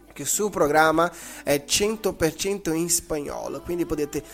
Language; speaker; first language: Italian; non-native, fluent; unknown